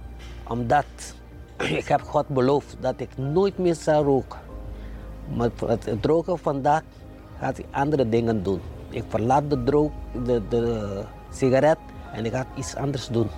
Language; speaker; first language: Dutch; non-native, local second language; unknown